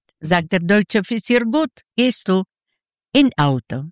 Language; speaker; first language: German; non-native, learner; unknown